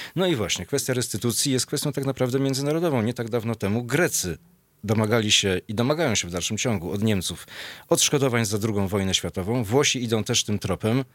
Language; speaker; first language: Polish; native; Polish